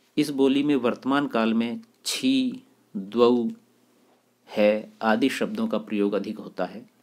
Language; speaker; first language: Hindi; native; Hindi